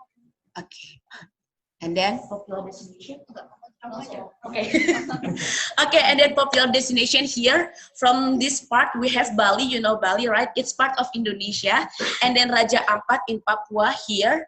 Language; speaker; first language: English; non-native, learner; Indonesian